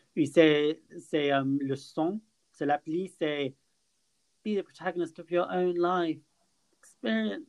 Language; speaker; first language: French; non-native, fluent; English